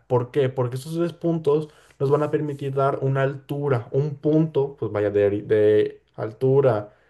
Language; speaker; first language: Spanish; native; Spanish